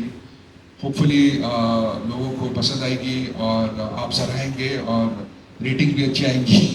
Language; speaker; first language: Hindi; native; Hindi